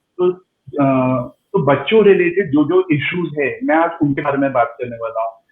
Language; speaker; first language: Hindi; non-native, local second language; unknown